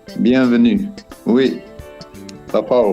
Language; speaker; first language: French; non-native, fluent; Dutch